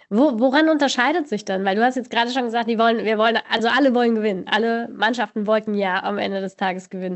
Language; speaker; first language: German; native; German